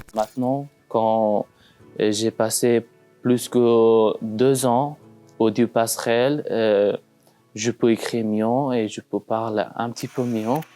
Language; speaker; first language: French; non-native, learner; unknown